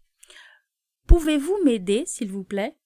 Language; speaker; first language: French; non-native, fluent; Portuguese